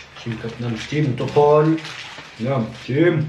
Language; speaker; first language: Thai; early bilingual, heritage; Thai